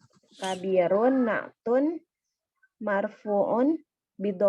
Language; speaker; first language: Arabic; non-native, learner; Indonesian